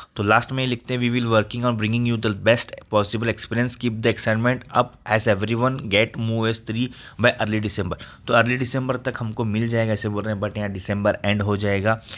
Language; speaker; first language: Hindi; native; Hindi